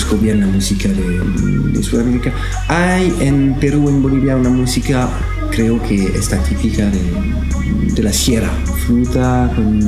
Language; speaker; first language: Spanish; non-native, learner; French